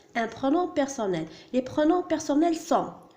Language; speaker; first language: French; non-native, local second language; Arabic